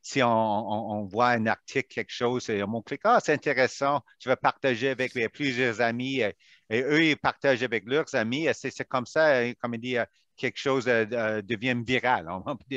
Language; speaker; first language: French; non-native, local second language; English